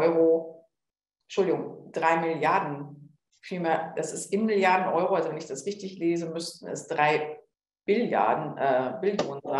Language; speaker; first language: German; native; German